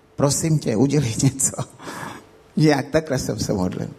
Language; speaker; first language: Czech; non-native, fluent; Akan